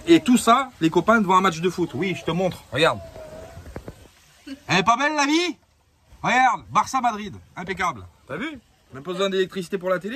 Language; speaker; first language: French; native; French